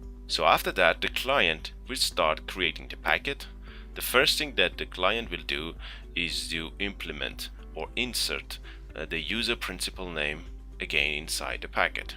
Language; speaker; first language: English; non-native, fluent; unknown